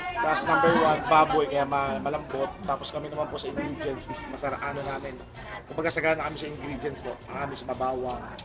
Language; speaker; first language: Filipino; native; Filipino